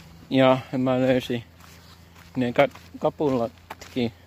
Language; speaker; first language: Finnish; native; Finnish